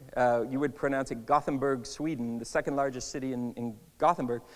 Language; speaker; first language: English; native; English